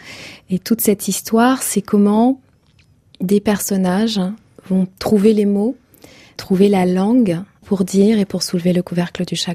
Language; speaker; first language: French; non-native, local second language; Kinyarwanda